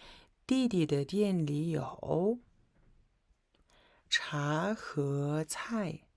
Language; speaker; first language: Chinese; non-native, fluent; Mongolian